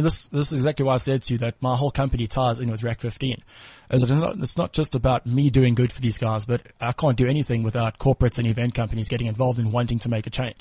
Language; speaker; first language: English; native; English